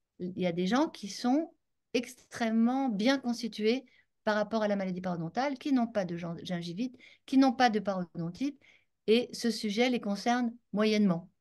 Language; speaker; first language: French; native; French